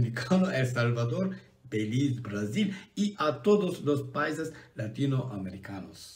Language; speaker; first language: Spanish; non-native, learner; Turkish